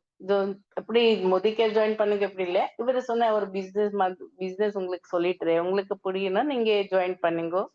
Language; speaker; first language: Tamil; non-native, learner; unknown